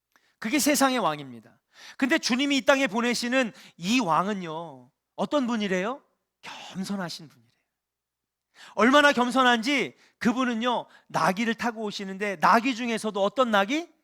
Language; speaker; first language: Korean; native; Korean